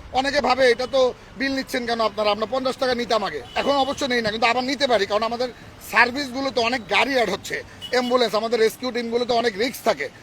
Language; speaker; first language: Bangla; native; Bangla